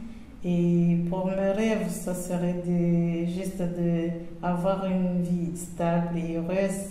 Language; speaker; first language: French; non-native, local second language; Comorian